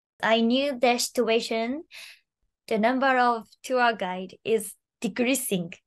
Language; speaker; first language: English; non-native, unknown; Japanese